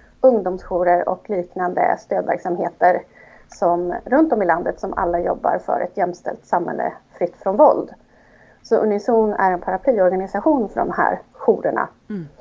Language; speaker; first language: Swedish; native; Swedish